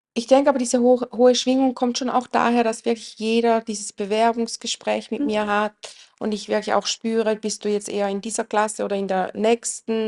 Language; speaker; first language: German; native; German